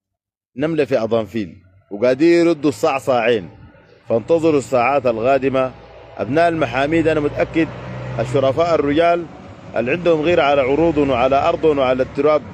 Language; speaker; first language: Arabic; native; Arabic